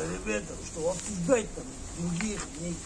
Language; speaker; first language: Russian; non-native, local second language; Kyrgyz